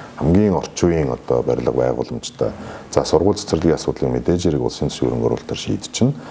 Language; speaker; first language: Mongolian; non-native, local second language; Kazakh